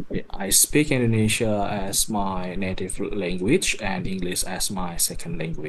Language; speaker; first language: English; non-native, learner; Indonesian